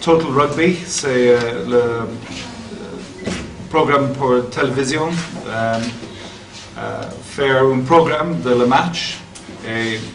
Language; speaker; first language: French; non-native, learner; English